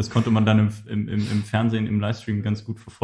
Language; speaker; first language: German; native; German